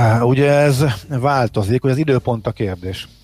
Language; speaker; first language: Hungarian; native; Hungarian